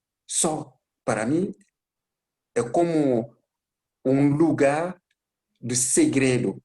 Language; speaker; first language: Portuguese; non-native, learner; Bambara